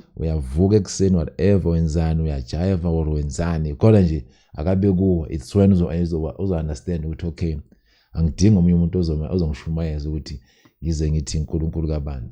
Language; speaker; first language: Zulu; native; Zulu